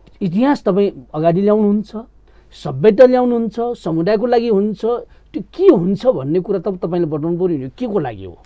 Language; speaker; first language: Nepali; non-native, local second language; Newari